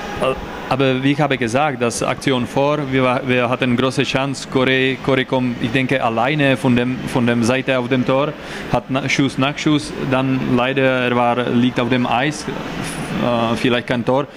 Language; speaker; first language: German; non-native, learner; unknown